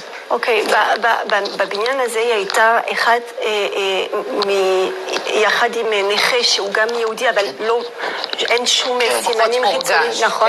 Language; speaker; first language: Hebrew; non-native, fluent; French